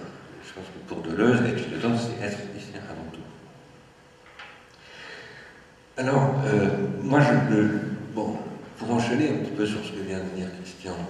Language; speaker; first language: French; native; French